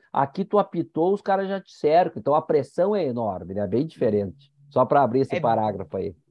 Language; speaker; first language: Portuguese; native; Portuguese